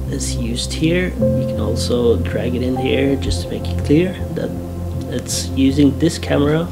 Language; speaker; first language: English; non-native, fluent; Norwegian